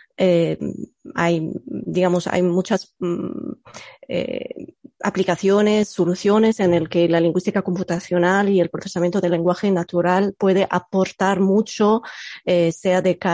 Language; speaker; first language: Spanish; non-native, fluent; Arabic